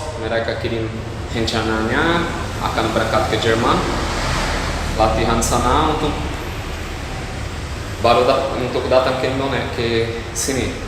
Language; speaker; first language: Indonesian; non-native, fluent; Portuguese